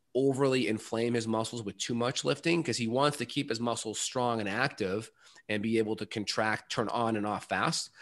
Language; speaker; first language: English; native; English